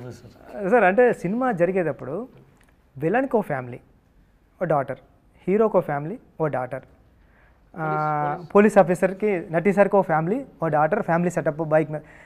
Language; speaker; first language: Telugu; native; Telugu